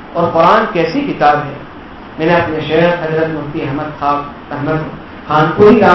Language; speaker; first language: Urdu; non-native, local second language; Gujarati